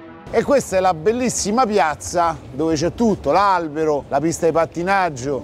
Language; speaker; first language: Italian; native; Italian